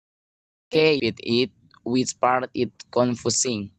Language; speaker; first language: English; non-native, learner; Indonesian